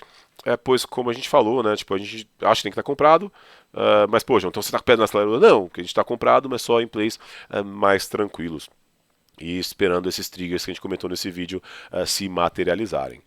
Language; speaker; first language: Portuguese; native; Portuguese